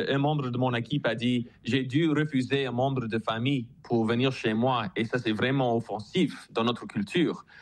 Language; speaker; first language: French; non-native, local second language; English